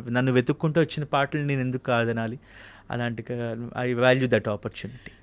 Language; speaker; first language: Telugu; native; Telugu